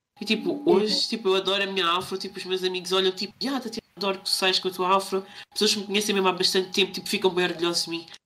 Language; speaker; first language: Portuguese; native; Portuguese